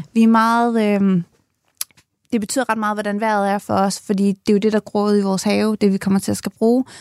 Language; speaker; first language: Danish; native; Danish